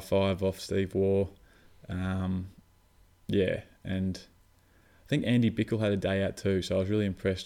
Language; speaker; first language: English; native; English